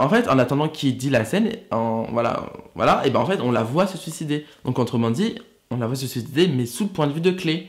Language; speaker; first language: French; native; French